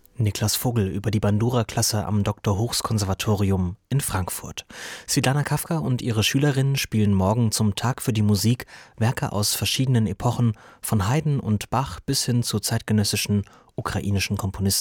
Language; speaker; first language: German; native; German